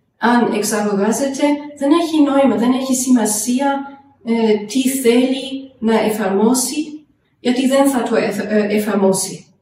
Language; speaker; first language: Greek; non-native, fluent; German